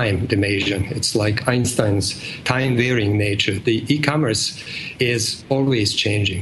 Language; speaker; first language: English; non-native, fluent; Bosnian